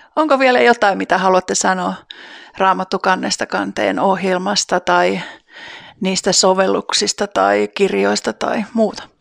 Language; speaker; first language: Finnish; native; Finnish